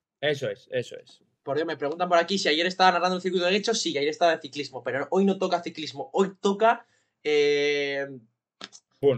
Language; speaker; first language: Spanish; native; Spanish